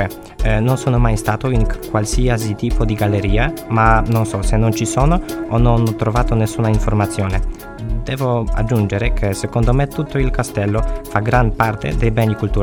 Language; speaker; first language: Italian; non-native, fluent; Polish